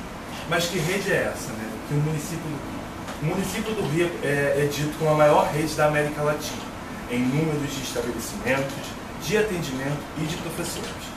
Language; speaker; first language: Portuguese; native; Portuguese